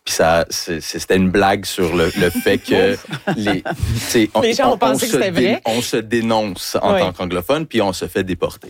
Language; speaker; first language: French; early bilingual, other home language; English